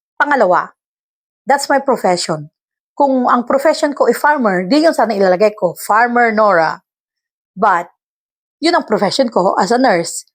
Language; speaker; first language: Filipino; non-native, local second language; Iloko